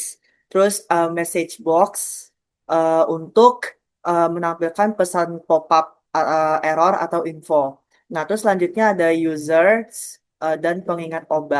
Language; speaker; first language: Indonesian; native; Indonesian